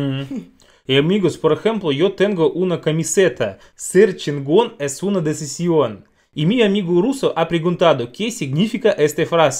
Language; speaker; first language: Spanish; non-native, learner; Russian